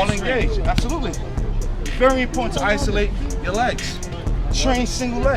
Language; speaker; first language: English; native; English